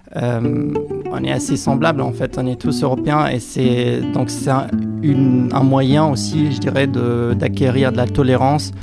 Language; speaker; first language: French; non-native, fluent; German